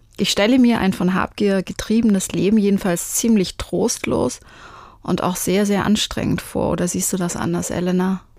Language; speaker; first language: German; native; German